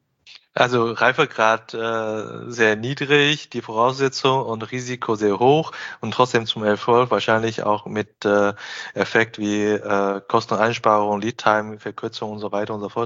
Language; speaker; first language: German; non-native, fluent; Chinese